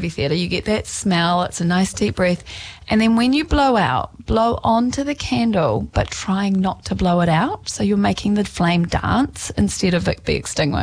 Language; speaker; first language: English; native; English